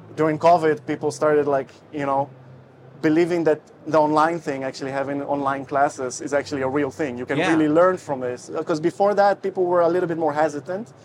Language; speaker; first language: English; non-native, fluent; Russian